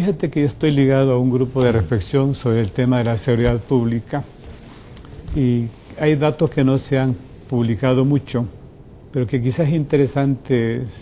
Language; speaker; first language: Spanish; native; Spanish